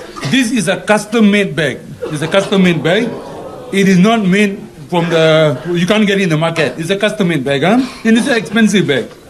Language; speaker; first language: English; non-native, local second language; Malay